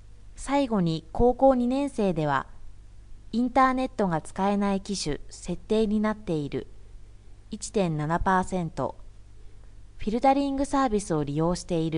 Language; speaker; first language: Japanese; native; Japanese